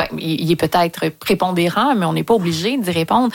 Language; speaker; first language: French; native; French